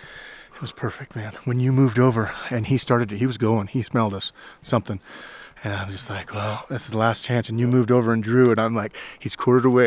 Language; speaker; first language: English; native; English